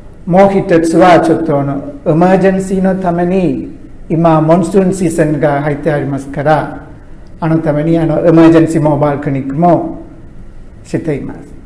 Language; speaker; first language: Japanese; non-native, learner; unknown